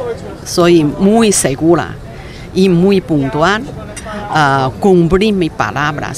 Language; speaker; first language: Spanish; non-native, learner; Chinese